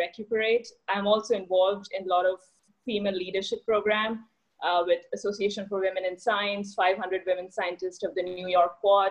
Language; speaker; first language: English; non-native, local second language; Bangla